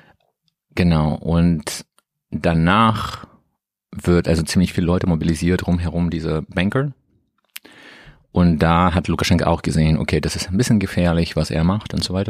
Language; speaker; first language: German; non-native, learner; Russian